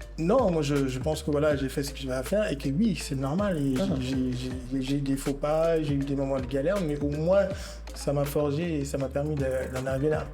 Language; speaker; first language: French; non-native, local second language; Wolof